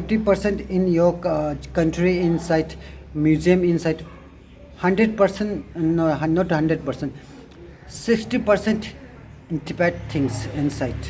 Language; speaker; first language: English; non-native, learner; Tibetan